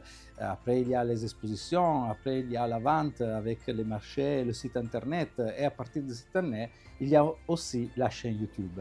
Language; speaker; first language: French; non-native, fluent; Italian